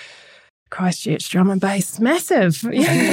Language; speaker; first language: English; native; English